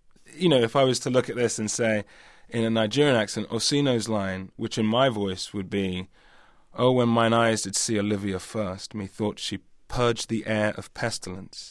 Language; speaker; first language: English; native; English